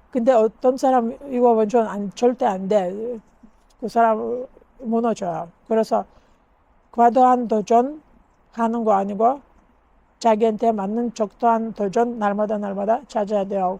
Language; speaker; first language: Korean; non-native, learner; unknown